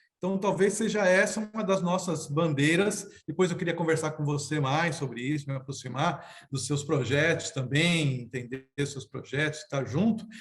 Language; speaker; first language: Portuguese; native; Portuguese